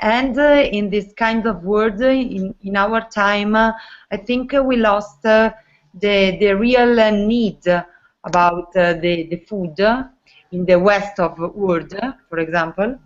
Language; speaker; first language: English; non-native, learner; Italian